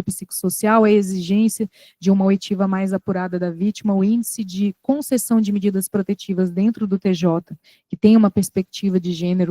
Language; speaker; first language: Portuguese; native; Portuguese